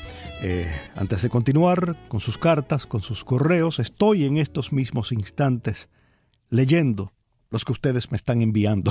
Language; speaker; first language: Spanish; native; Spanish